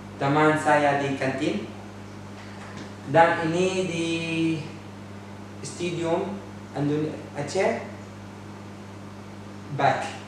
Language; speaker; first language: Indonesian; non-native, learner; Arabic